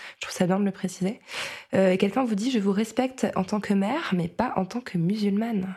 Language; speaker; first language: French; native; French